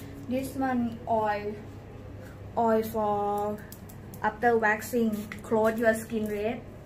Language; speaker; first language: English; non-native, learner; Thai